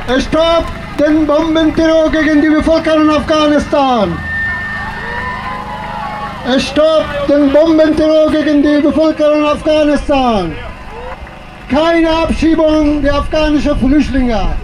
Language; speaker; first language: German; non-native, fluent; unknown